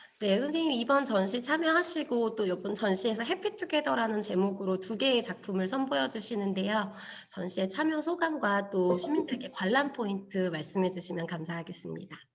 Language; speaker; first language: Korean; native; Korean